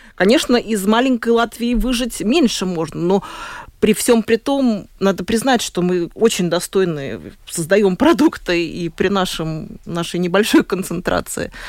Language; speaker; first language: Russian; native; Russian